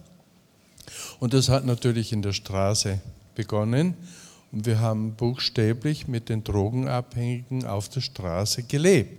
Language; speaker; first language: German; native; German